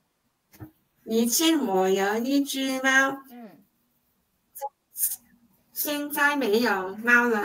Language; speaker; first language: Chinese; non-native, learner; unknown